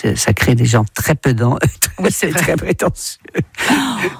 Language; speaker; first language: French; non-native, fluent; Dutch